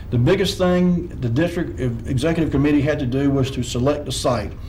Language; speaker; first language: English; native; English